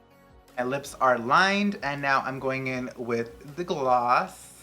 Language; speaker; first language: English; native; English